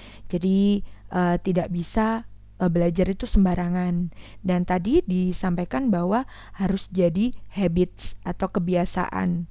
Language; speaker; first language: Indonesian; native; Indonesian